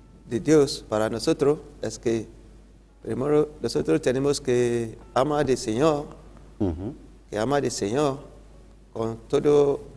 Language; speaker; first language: Spanish; non-native, learner; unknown